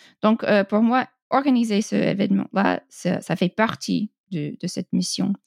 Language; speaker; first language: French; non-native, fluent; English